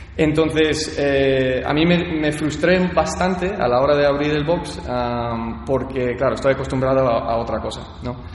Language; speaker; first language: Spanish; early bilingual, heritage; Spanish